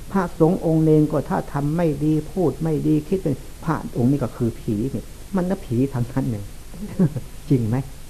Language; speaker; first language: Thai; non-native, local second language; Lao